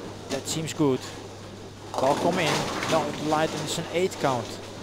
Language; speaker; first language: English; non-native, fluent; Dutch